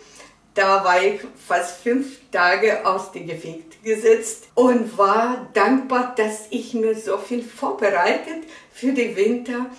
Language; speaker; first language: German; non-native, fluent; Russian